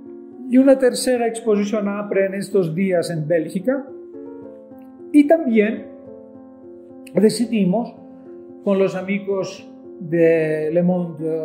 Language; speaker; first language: Spanish; non-native, fluent; Greek